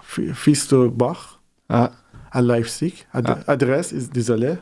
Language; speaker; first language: French; non-native, fluent; Persian